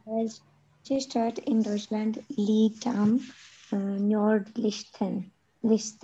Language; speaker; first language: German; non-native, learner; Urdu